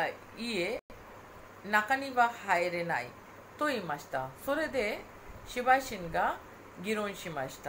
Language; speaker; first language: Japanese; non-native, fluent; Hindi